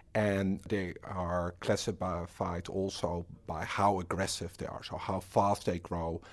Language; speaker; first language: English; non-native, fluent; Dutch